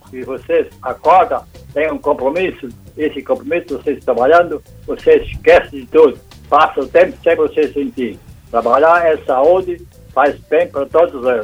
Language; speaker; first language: Portuguese; non-native, local second language; German